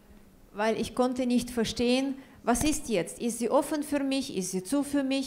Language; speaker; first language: German; non-native, fluent; Russian